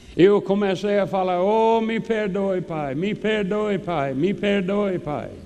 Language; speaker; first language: Portuguese; non-native, fluent; English